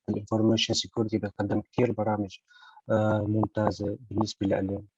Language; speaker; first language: Arabic; native; Arabic